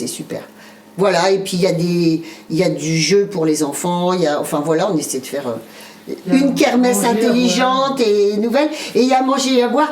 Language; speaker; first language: French; native; French